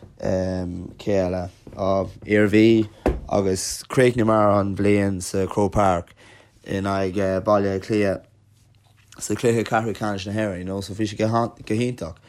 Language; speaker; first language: Irish; non-native, local second language; English